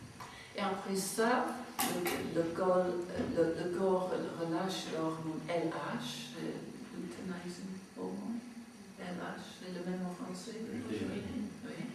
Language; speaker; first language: French; non-native, fluent; English